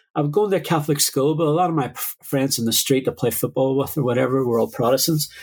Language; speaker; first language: English; native; English